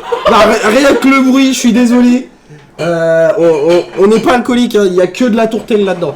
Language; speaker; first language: French; native; French